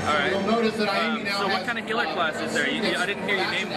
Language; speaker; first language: English; native; English